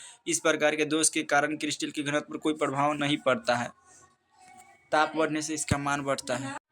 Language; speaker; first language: Hindi; native; Hindi